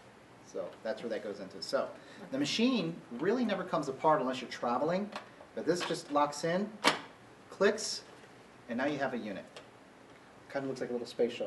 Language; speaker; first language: English; native; English